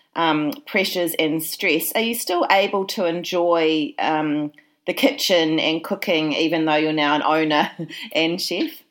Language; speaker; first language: English; native; English